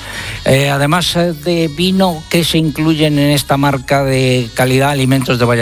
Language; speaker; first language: Spanish; native; Spanish